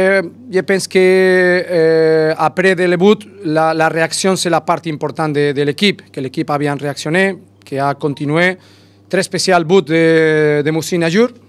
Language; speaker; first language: French; non-native, learner; Spanish